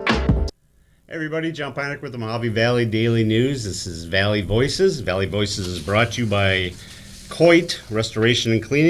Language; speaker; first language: English; native; English